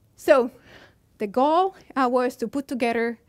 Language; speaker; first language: English; non-native, fluent; Italian